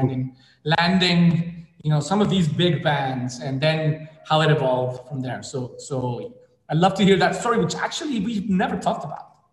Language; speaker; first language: English; non-native, fluent; Spanish